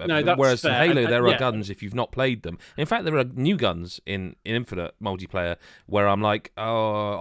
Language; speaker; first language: English; native; English